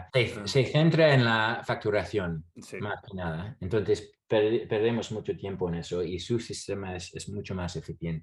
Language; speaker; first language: Spanish; non-native, fluent; English